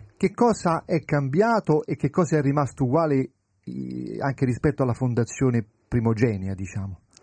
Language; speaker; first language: Italian; native; Italian